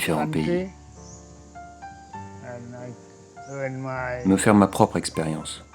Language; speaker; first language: French; non-native, learner; Thai